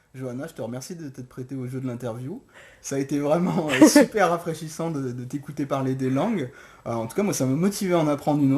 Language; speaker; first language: French; native; French